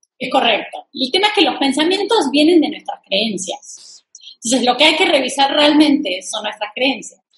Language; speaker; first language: Spanish; native; Spanish